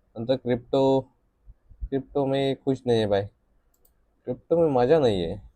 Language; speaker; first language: Hindi; non-native, local second language; Marathi